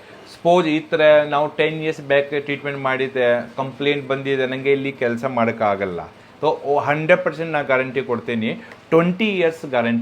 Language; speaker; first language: Kannada; non-native, local second language; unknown